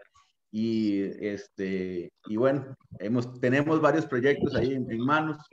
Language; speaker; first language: Spanish; native; Spanish